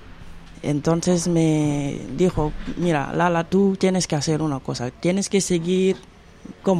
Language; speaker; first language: Spanish; non-native, fluent; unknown